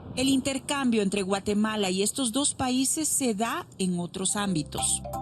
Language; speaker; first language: Spanish; native; Spanish